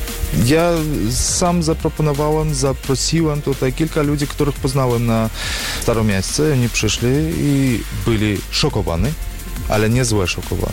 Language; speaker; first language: Polish; non-native, learner; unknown